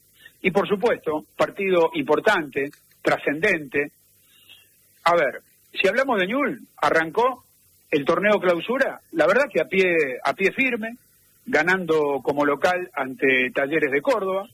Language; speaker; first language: Spanish; native; Spanish